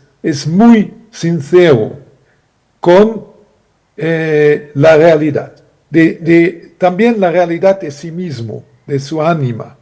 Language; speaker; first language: Spanish; non-native, fluent; German